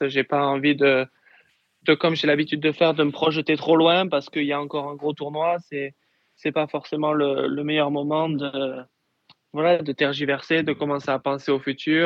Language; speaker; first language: French; native; French